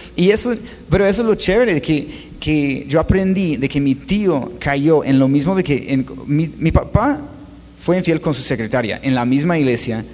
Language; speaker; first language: Spanish; non-native, fluent; English